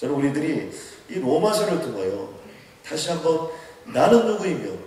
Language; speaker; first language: Korean; native; Korean